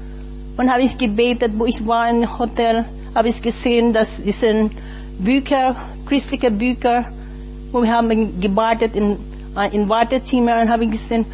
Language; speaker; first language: German; non-native, learner; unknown